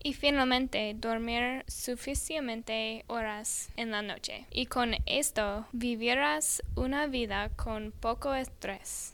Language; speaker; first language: Spanish; non-native, learner; English